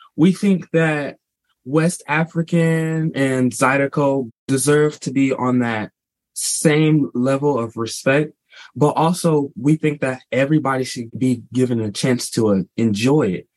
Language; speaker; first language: English; native; English